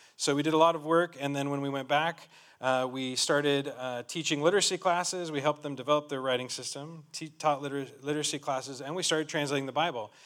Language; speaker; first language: English; native; English